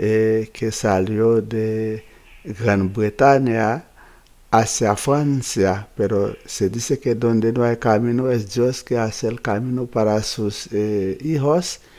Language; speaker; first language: Spanish; non-native, fluent; Haitian Creole